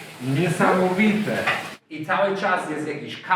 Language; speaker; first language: Polish; non-native, learner; English